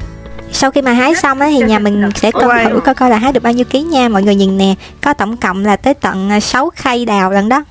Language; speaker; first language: Vietnamese; native; Vietnamese